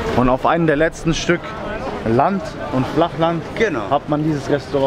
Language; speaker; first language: German; native; German